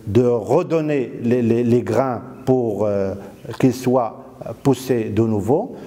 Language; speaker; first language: French; non-native, local second language; Arabic